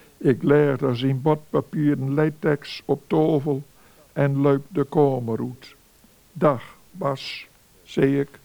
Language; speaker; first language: Dutch; native; Dutch